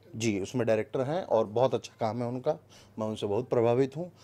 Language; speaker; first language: Hindi; native; Hindi